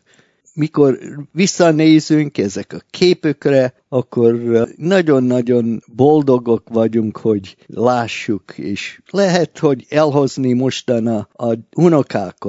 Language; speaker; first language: Hungarian; early bilingual, heritage; Hungarian